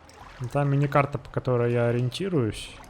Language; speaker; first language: Russian; native; Russian